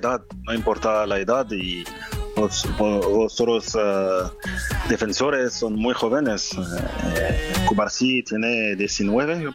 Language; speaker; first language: Spanish; non-native, fluent; French